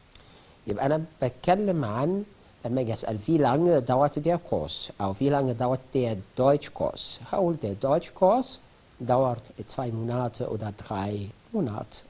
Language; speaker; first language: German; non-native, fluent; Arabic